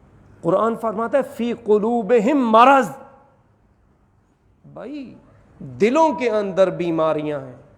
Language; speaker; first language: Urdu; native; Urdu